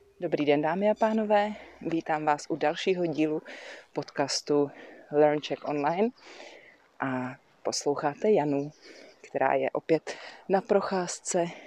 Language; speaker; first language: Czech; native; Czech